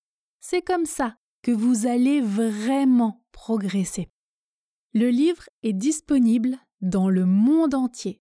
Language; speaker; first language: French; native; French